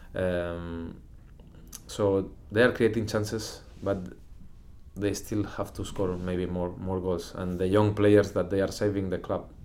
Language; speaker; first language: English; non-native, fluent; Spanish